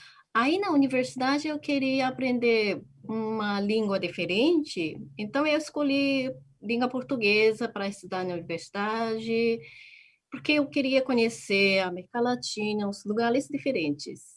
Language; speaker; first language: Portuguese; non-native, fluent; Japanese